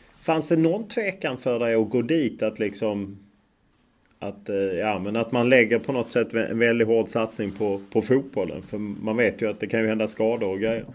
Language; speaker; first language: Swedish; native; Swedish